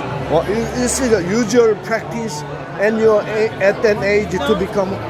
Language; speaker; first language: English; non-native, learner; Korean